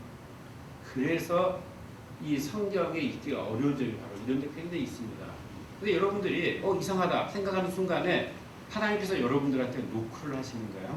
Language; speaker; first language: Korean; native; Korean